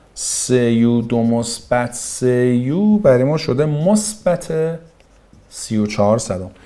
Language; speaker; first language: Persian; native; Persian